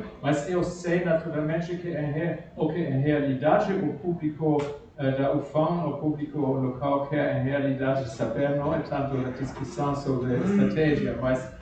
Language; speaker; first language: Portuguese; non-native, fluent; German